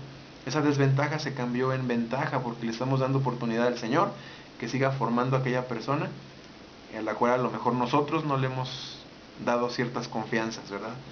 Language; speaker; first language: Spanish; native; Spanish